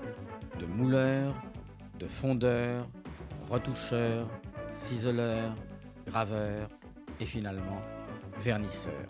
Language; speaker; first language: French; native; French